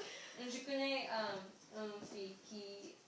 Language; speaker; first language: French; non-native, learner; English